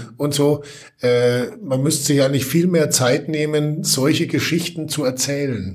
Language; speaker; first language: German; native; German